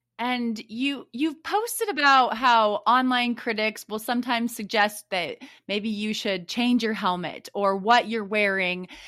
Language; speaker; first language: English; native; English